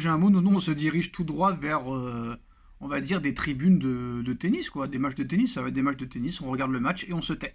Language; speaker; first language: French; native; French